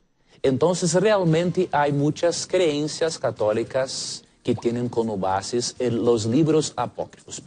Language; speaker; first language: Spanish; non-native, fluent; Portuguese